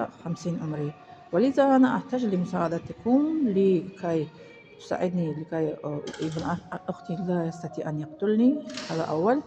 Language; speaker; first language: Arabic; non-native, fluent; Tajik